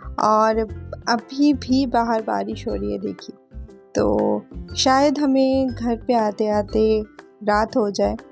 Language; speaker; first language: Hindi; native; Hindi